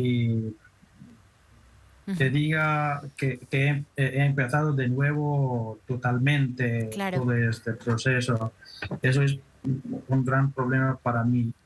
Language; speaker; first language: Spanish; non-native, fluent; Persian